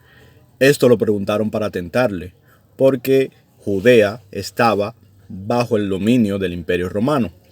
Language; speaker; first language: Spanish; native; Spanish